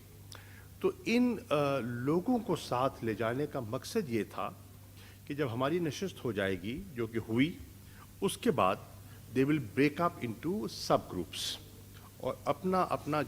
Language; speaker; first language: Urdu; non-native, local second language; Saraiki